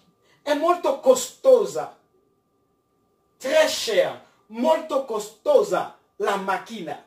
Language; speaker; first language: Italian; non-native, fluent; French